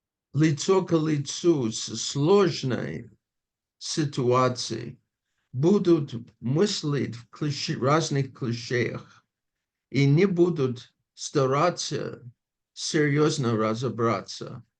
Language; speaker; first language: Russian; non-native, fluent; English